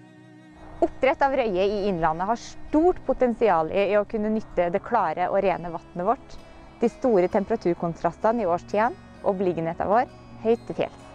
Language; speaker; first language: Norwegian; native; Norwegian